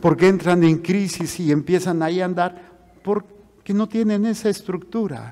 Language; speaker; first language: Spanish; native; Spanish